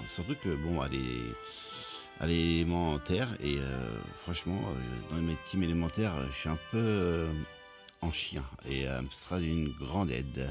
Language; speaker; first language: French; native; French